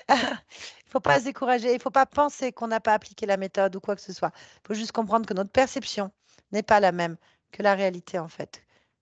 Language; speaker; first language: French; native; French